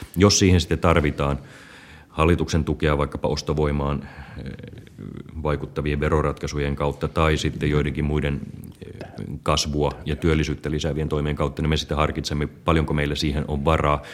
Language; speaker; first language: Finnish; native; Finnish